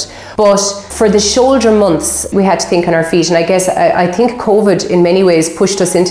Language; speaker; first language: English; native; English